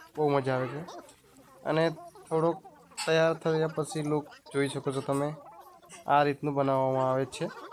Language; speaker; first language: Gujarati; non-native, local second language; Bhili